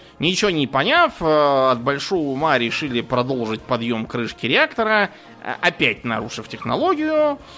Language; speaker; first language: Russian; native; Russian